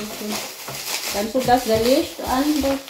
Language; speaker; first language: German; non-native, learner; Filipino